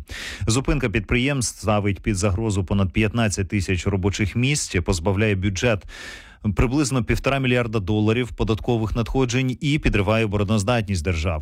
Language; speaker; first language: Ukrainian; native; Ukrainian